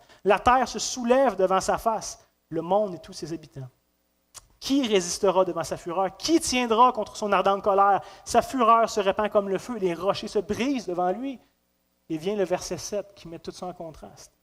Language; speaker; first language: French; native; French